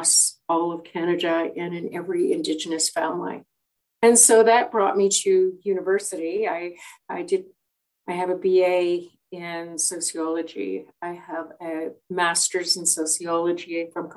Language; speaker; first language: English; native; English